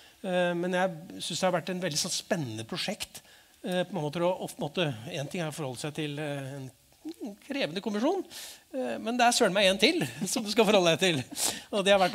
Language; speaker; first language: Norwegian; native; Norwegian